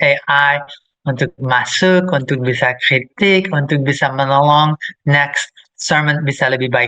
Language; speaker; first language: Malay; non-native, fluent; English